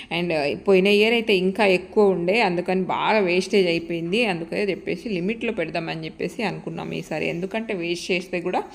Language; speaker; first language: Telugu; native; Telugu